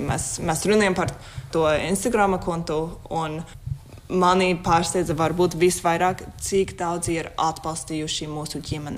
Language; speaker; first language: Latvian; non-native, fluent; English